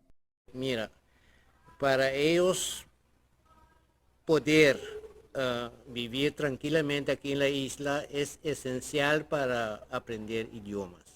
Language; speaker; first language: Spanish; non-native, fluent; Papiamento